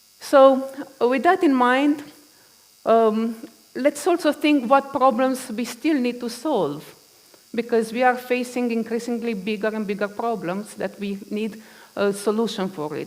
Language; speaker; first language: English; non-native, fluent; Romanian